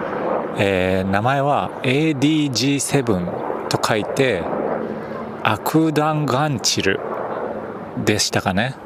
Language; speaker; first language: Japanese; native; Japanese